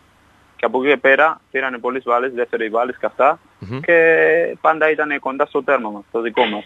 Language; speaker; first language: Greek; non-native, fluent; Spanish